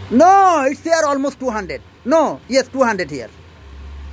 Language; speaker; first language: English; non-native, learner; Bangla